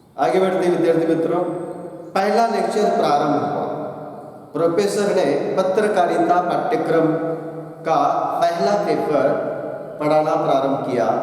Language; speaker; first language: Hindi; non-native, local second language; Marathi